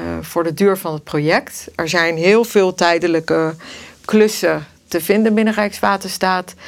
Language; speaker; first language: Dutch; early bilingual, other home language; Persian